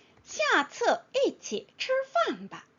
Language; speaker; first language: Chinese; non-native, fluent; Korean